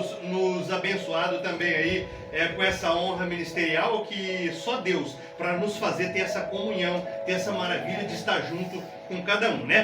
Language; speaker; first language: Portuguese; native; Portuguese